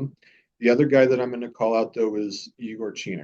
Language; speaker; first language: English; native; English